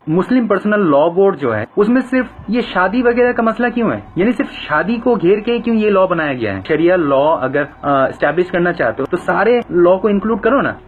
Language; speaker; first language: Hindi; non-native, fluent; Bangla